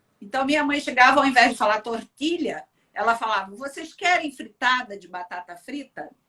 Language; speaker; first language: Portuguese; early bilingual, other home language; Spanish